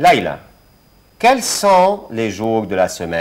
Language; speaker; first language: French; non-native, fluent; Arabic